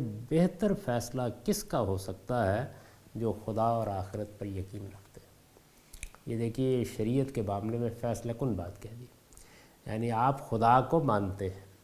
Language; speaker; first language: Urdu; native; Urdu